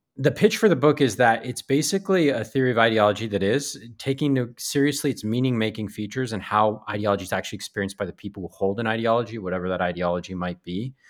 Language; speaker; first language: English; native; English